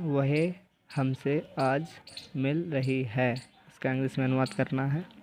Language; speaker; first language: Hindi; native; Hindi